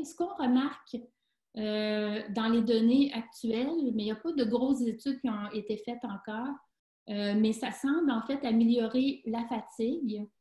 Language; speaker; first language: French; native; French